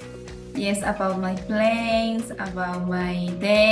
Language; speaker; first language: English; non-native, learner; Spanish